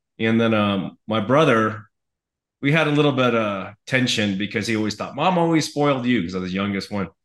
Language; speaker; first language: English; native; English